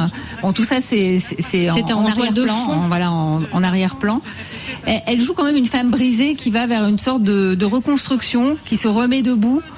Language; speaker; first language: French; native; French